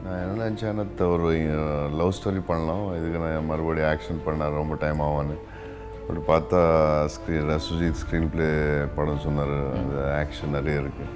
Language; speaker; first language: Tamil; non-native, local second language; Telugu